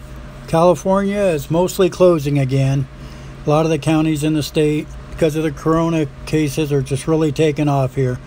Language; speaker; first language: English; native; English